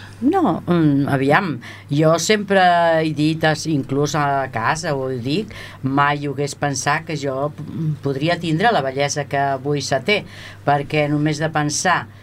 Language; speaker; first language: Catalan; native; Catalan